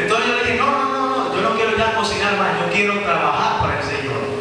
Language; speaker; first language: Spanish; native; Spanish